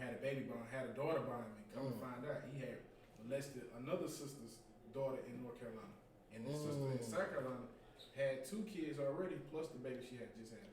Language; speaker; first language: English; native; English